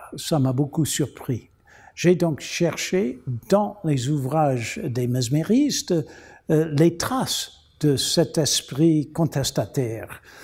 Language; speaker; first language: French; non-native, fluent; English